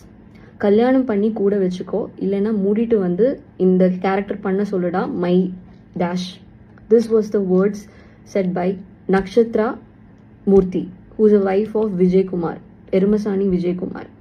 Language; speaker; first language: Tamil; non-native, local second language; Malayalam